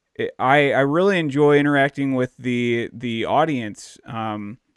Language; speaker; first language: English; native; English